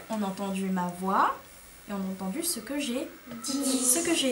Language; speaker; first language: French; native; French